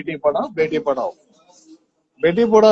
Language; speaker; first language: Hindi; non-native, local second language; Tibetan